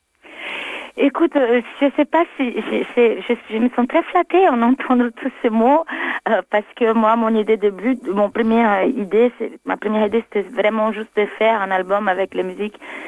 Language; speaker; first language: French; non-native, fluent; Portuguese